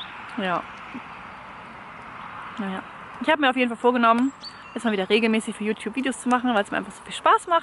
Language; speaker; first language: German; native; German